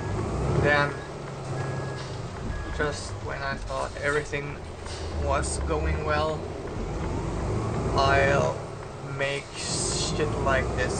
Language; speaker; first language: English; non-native, fluent; German